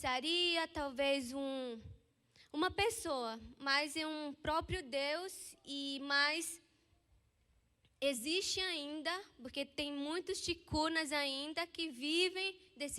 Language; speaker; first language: Portuguese; non-native, local second language; Ticuna